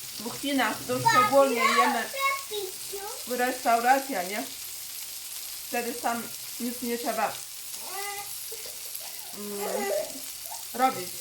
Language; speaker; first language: Polish; non-native, learner; Chinese